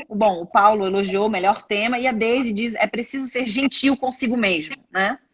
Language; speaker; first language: Portuguese; native; Portuguese